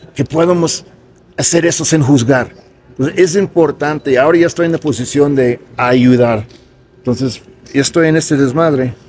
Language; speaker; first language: Spanish; non-native, fluent; English